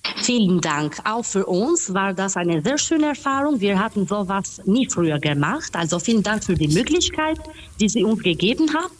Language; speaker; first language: German; non-native, fluent; Albanian